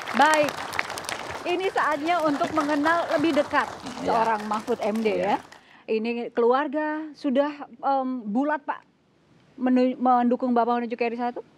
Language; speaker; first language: Indonesian; native; Indonesian